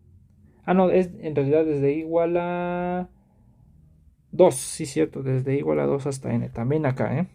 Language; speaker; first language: Spanish; native; Spanish